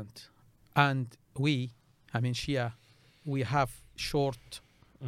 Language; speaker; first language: English; non-native, learner; Arabic